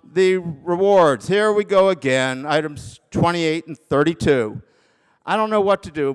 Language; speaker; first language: English; native; English